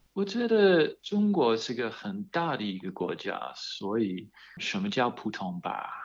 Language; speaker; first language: Chinese; non-native, fluent; English